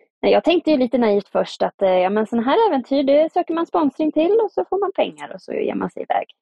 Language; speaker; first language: Swedish; native; Swedish